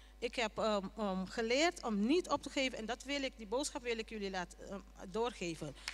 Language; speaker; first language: Dutch; non-native, local second language; Papiamento